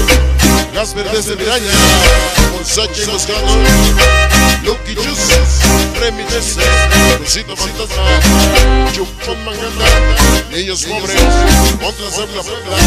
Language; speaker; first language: Spanish; native; Spanish